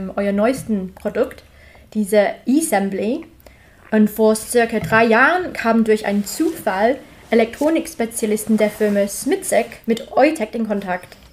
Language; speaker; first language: German; non-native, fluent; English